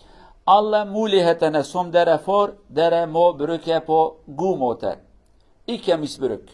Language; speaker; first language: Swedish; non-native, learner; Kurdish